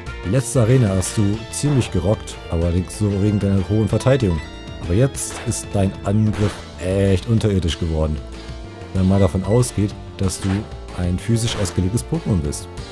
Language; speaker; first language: German; native; German